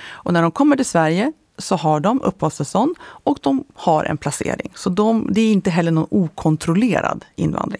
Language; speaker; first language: Swedish; native; Swedish